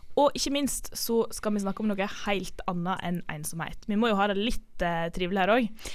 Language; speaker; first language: Norwegian; native; Norwegian